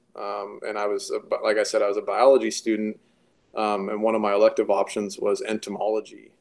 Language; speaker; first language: English; native; English